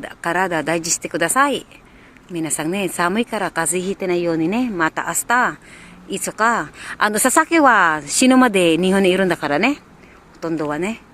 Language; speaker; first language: Japanese; non-native, learner; Filipino